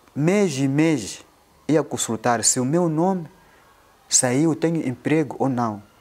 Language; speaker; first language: Portuguese; non-native, local second language; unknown